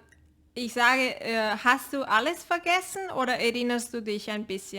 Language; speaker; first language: German; non-native, fluent; Spanish